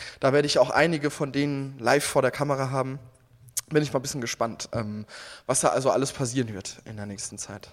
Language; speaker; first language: German; native; German